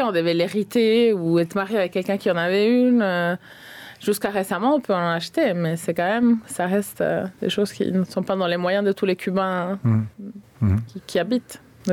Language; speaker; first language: French; non-native, fluent; Spanish